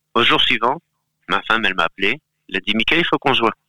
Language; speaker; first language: French; non-native, fluent; Galician